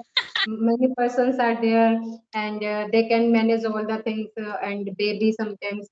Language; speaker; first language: English; non-native, local second language; Hindi